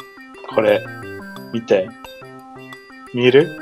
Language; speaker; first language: Japanese; non-native, fluent; English